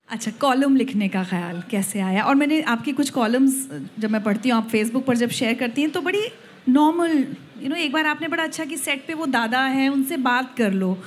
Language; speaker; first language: Hindi; native; Hindi